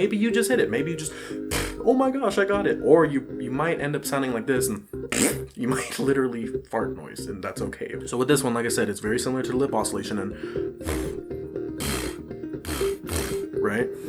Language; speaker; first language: English; native; English